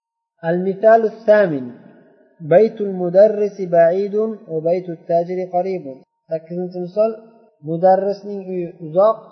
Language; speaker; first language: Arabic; non-native, fluent; Uzbek